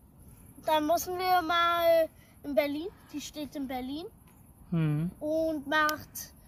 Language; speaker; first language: German; early bilingual, other home language; Urdu